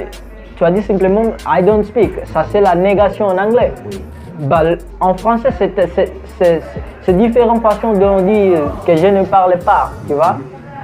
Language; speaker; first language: French; non-native, learner; Portuguese